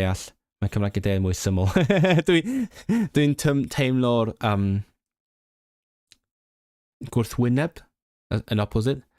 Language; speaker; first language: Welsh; non-native, learner; Cantonese